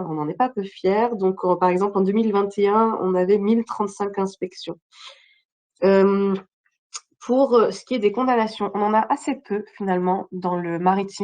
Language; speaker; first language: French; native; French